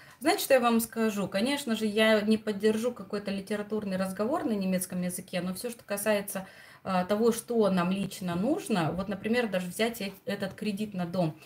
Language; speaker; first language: Russian; non-native, local second language; Romanian